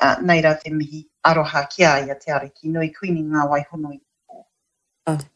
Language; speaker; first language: Māori; non-native, local second language; English